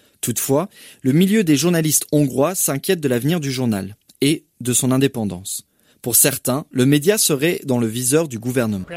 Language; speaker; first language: French; native; French